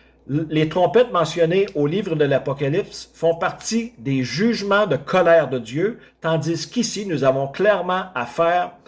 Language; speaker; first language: French; native; French